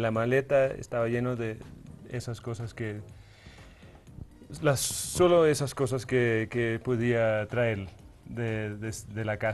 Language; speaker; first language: Spanish; early bilingual, heritage; Danish